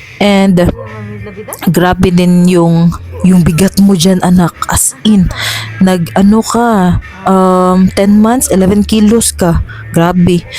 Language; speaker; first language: Filipino; non-native, local second language; Cebuano